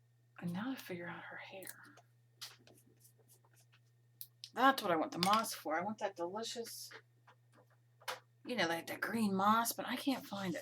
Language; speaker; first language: English; native; English